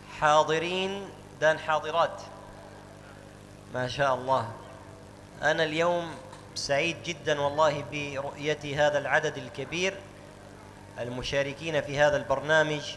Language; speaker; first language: Arabic; native; Arabic